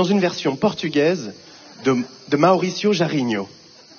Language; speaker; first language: French; non-native, fluent; Portuguese